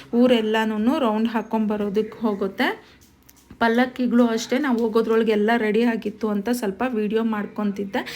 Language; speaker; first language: Kannada; native; Kannada